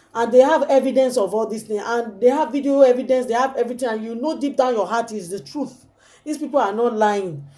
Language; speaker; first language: English; non-native, local second language; Yoruba